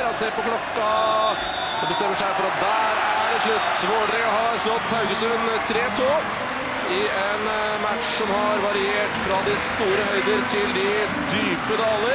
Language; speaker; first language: Norwegian; native; Norwegian